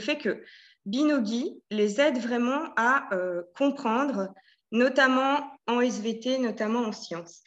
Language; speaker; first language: French; native; French